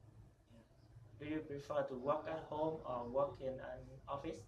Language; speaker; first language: English; non-native, learner; Vietnamese